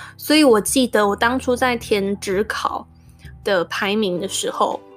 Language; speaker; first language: Chinese; non-native, local second language; Min Nan Chinese